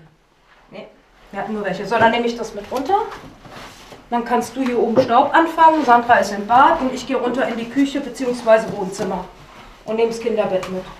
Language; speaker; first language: German; native; German